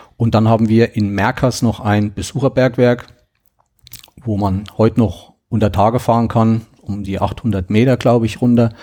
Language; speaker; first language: German; native; German